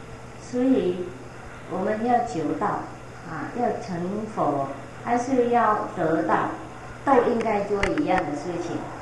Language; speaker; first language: Chinese; non-native, fluent; Vietnamese